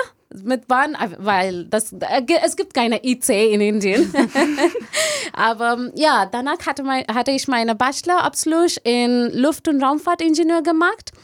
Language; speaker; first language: German; non-native, learner; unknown